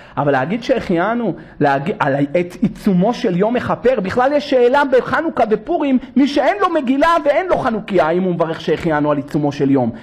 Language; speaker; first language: Hebrew; native; Hebrew